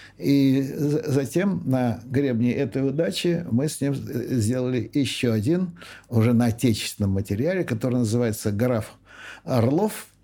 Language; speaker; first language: Russian; native; Russian